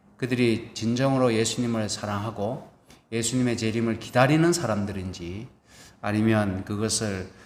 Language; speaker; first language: Korean; native; Korean